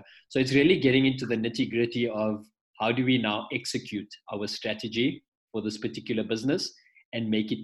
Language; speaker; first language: English; native; English